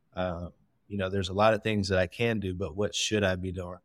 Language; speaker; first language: English; native; English